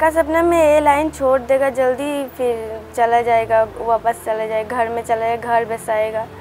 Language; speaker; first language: Hindi; non-native, local second language; Bangla